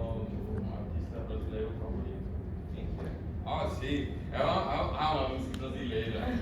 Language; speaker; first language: Portuguese; non-native, learner; Spanish